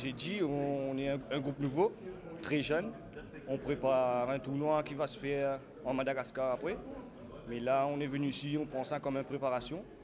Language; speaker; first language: French; non-native, local second language; Morisyen